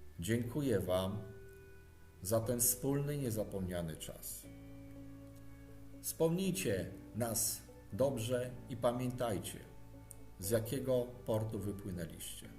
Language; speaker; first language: Polish; native; Polish